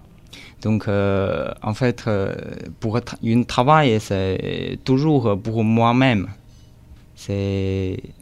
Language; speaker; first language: French; non-native, learner; Chinese